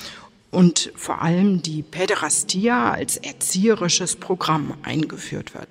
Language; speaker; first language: German; native; German